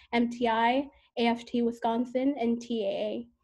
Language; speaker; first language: English; native; English